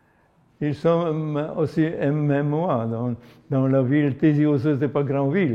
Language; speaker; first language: French; non-native, learner; Polish